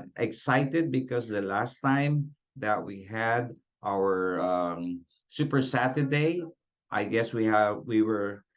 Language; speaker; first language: English; non-native, local second language; Filipino